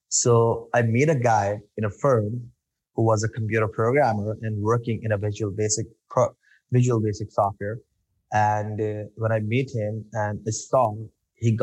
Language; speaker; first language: English; non-native, local second language; Urdu